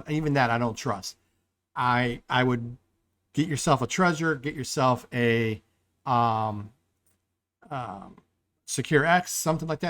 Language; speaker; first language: English; native; English